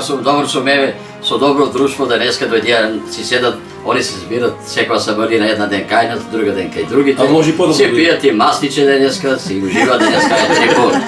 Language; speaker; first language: Macedonian; native; Macedonian